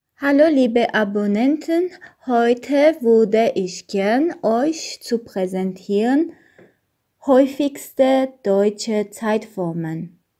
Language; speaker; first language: German; non-native, learner; Armenian